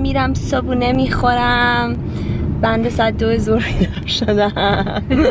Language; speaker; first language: Persian; early bilingual, heritage; Persian